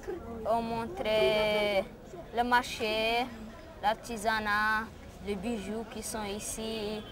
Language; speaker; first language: French; non-native, learner; Arabic